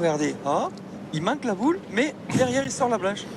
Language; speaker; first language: French; native; French